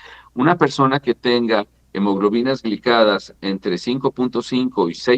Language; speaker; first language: Spanish; native; Spanish